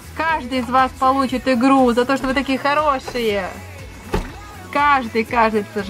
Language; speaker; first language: Russian; native; Russian